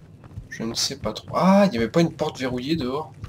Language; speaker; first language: French; native; French